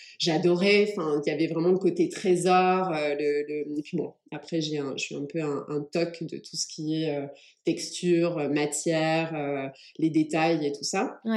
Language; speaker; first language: French; early bilingual, other home language; English